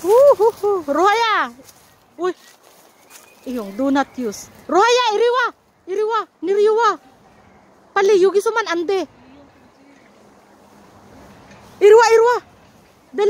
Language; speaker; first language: Korean; non-native, learner; Filipino